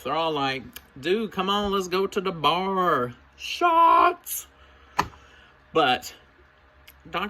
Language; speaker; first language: English; native; English